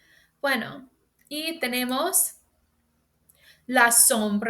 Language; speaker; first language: Spanish; non-native, fluent; English